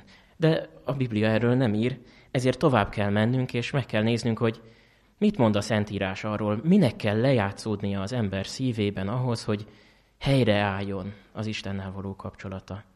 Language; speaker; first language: Hungarian; native; Hungarian